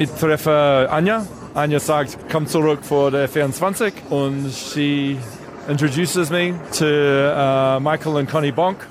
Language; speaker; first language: German; non-native, learner; English